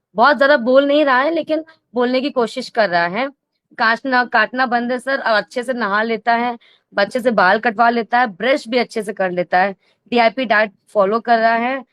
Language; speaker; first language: Hindi; native; Hindi